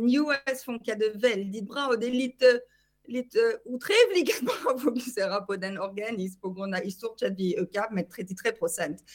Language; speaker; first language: Swedish; non-native, fluent; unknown